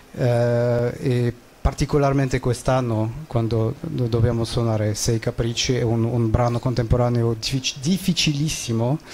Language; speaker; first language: Italian; non-native, fluent; French